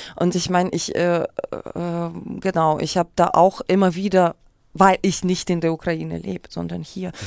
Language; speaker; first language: German; early bilingual, other home language; Russian